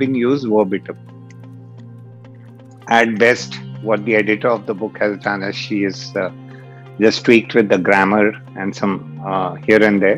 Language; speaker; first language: English; non-native, local second language; Hindi